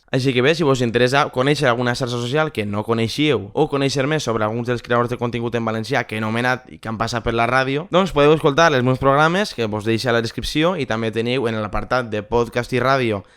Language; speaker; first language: Catalan; native; Catalan